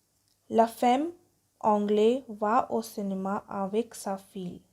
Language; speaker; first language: French; non-native, fluent; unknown